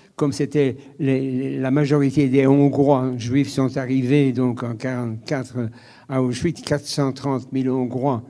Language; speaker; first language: French; native; French